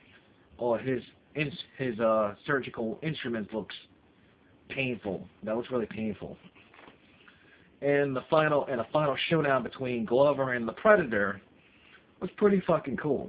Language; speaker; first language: English; native; English